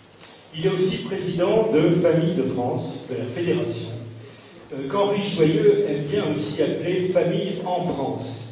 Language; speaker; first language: French; native; French